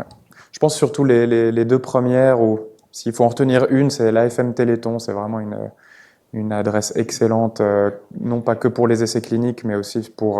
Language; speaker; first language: French; native; French